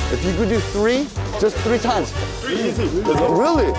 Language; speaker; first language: English; early bilingual, other home language; Korean